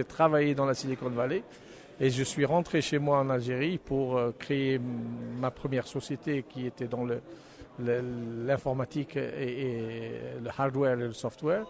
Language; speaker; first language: French; non-native, local second language; Arabic